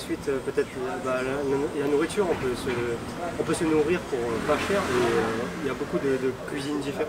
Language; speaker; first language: French; early bilingual, other home language; Min Nan Chinese